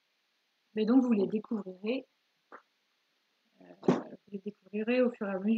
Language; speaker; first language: French; native; French